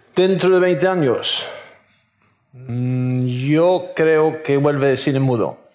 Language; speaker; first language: Spanish; non-native, fluent; Swedish